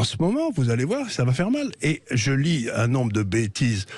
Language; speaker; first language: French; native; French